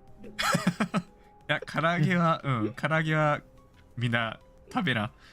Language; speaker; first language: Japanese; native; Japanese